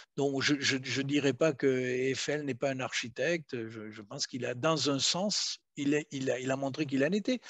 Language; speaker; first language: French; native; French